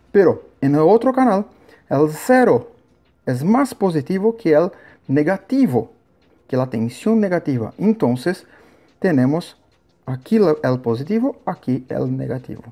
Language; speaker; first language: Spanish; non-native, learner; Portuguese